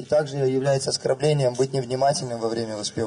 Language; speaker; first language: Russian; native; Russian